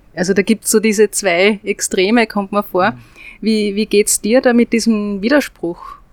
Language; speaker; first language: German; native; German